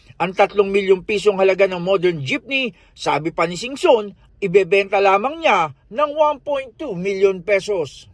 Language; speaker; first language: Filipino; native; Filipino